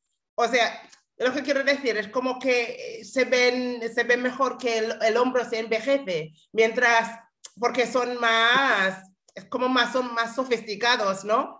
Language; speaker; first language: Spanish; non-native, fluent; English